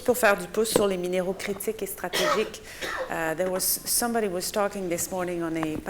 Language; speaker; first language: French; native; French